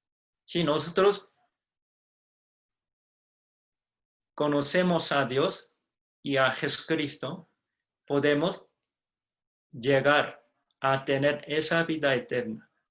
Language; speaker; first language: Spanish; non-native, fluent; Korean